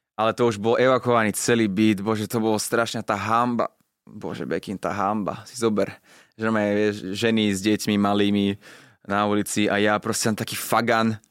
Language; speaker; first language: Slovak; early bilingual, other home language; Italian